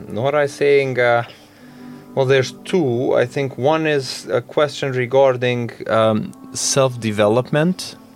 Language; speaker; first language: English; non-native, fluent; Albanian